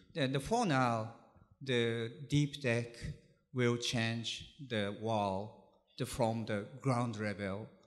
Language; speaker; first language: English; non-native, learner; Japanese